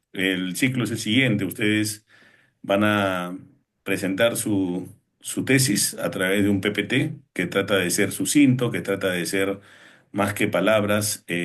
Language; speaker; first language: Spanish; native; Spanish